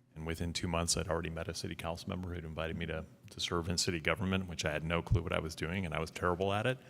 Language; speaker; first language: English; native; English